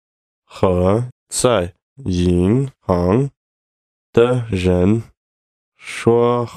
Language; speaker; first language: Chinese; non-native, learner; English